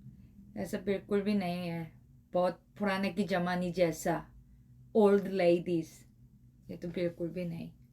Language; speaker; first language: Hindi; non-native, learner; Korean